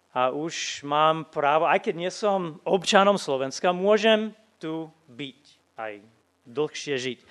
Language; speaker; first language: Slovak; non-native, fluent; English